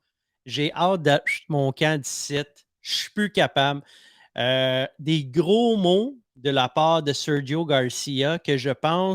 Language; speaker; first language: French; native; French